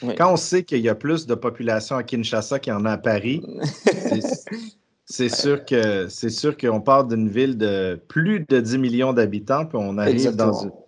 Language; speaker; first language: French; native; French